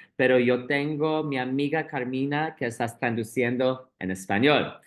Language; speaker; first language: Spanish; non-native, learner; English